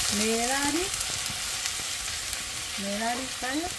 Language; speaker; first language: Korean; non-native, learner; Vietnamese